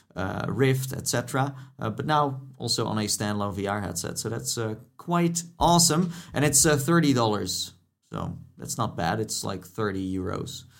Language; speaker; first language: English; non-native, fluent; Dutch